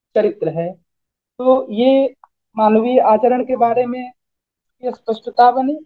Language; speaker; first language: Hindi; native; Hindi